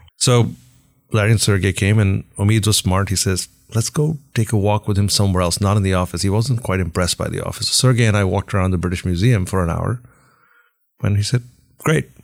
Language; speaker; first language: English; non-native, local second language; Hindi